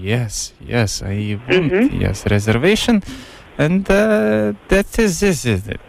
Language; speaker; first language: English; non-native, learner; Lithuanian